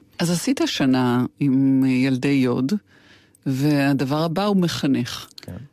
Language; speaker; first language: Hebrew; native; Hebrew